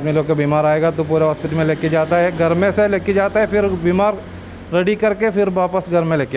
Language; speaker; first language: Hindi; non-native, local second language; Malayalam